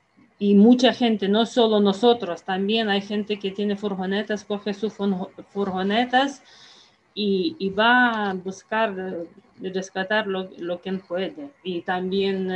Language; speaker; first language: Spanish; non-native, fluent; Ukrainian